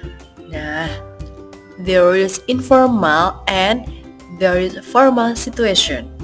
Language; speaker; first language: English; non-native, learner; Indonesian